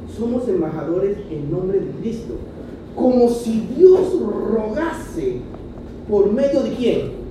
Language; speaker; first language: Spanish; early bilingual, other home language; Chinese